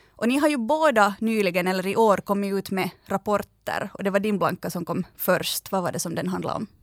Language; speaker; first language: Swedish; native; Swedish